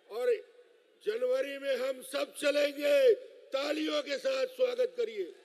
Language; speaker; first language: Hindi; native; Hindi